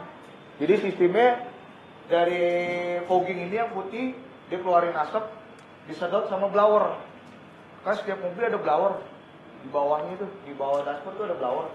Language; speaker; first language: Malay; native; Malay